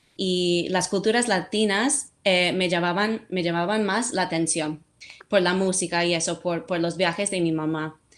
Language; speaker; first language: Spanish; non-native, fluent; English